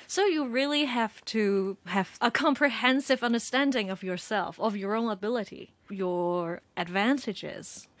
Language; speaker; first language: English; non-native, local second language; Cantonese